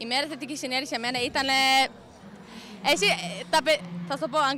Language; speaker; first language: Greek; early bilingual, heritage; English